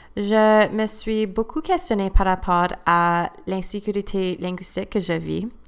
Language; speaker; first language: French; native; French